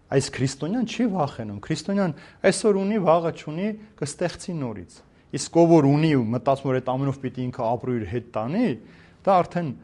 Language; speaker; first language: Armenian; native; Armenian